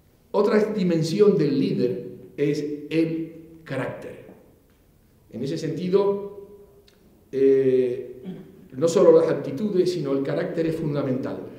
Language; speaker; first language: Spanish; native; Spanish